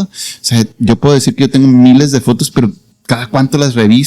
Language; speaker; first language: Spanish; native; Spanish